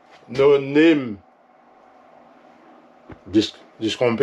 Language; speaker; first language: English; non-native, learner; French